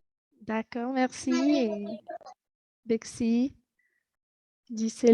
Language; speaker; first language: French; non-native, fluent; Spanish